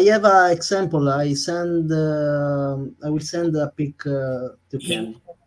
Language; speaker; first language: English; non-native, learner; Italian